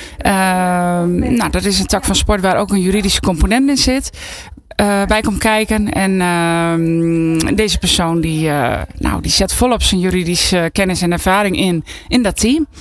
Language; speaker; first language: Dutch; native; Dutch